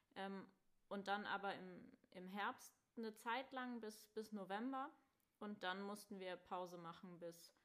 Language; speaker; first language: German; non-native, fluent; Swedish